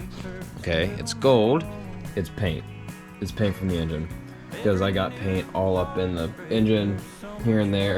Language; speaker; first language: English; native; English